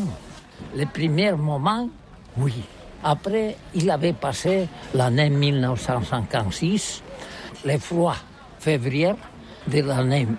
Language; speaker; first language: French; non-native, learner; Catalan